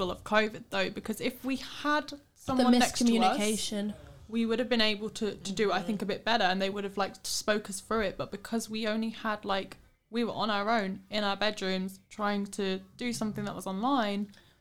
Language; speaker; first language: English; native; English